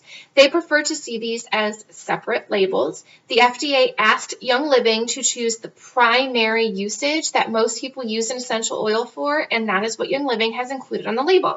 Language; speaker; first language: English; native; English